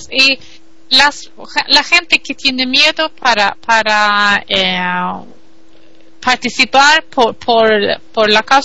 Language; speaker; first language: Spanish; non-native, learner; Swedish